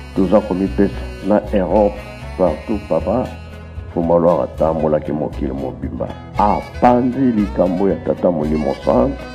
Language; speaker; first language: Lingala; non-native, local second language; Kongo